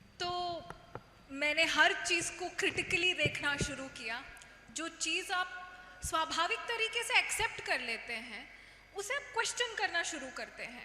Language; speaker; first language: Hindi; non-native, local second language; Kannada